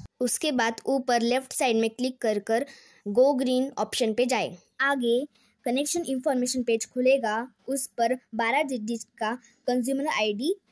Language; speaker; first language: Hindi; non-native, local second language; Marathi